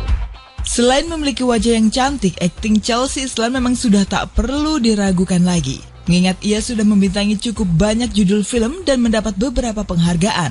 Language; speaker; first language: Indonesian; native; Indonesian